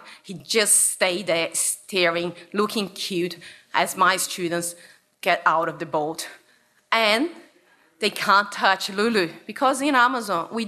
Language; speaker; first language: English; non-native, fluent; Portuguese